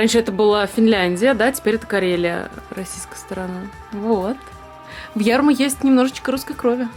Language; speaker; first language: Russian; native; Russian